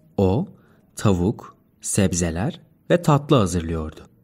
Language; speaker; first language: Turkish; native; Turkish